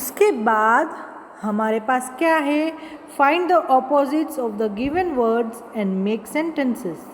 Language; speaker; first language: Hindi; native; Hindi